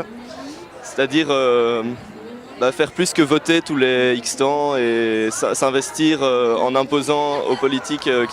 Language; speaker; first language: French; native; French